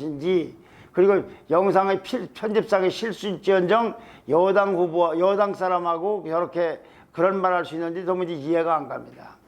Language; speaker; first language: Korean; native; Korean